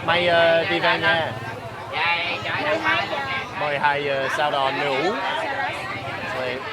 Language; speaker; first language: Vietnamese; non-native, learner; English